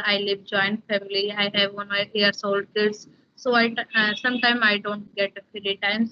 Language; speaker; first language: English; non-native, learner; Hindi